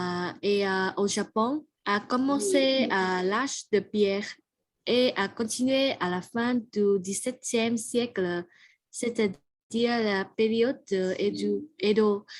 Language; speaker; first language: French; non-native, learner; Vietnamese